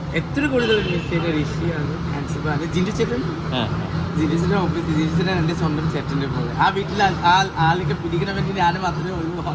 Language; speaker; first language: Malayalam; non-native, fluent; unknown